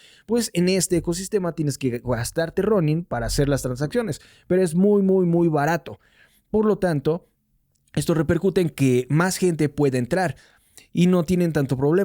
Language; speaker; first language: Spanish; native; Spanish